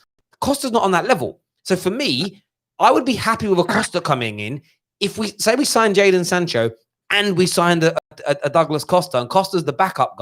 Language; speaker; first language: English; native; English